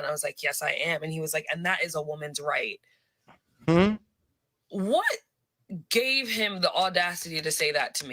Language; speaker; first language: English; native; English